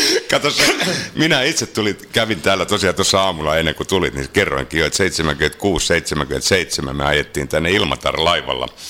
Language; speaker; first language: Finnish; native; Finnish